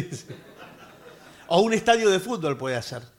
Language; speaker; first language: Spanish; native; Spanish